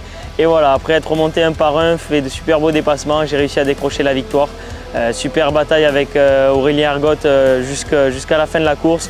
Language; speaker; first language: French; native; French